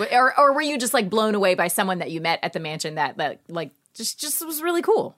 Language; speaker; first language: English; native; English